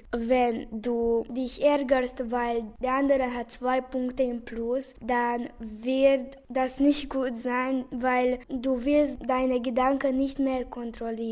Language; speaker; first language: German; non-native, local second language; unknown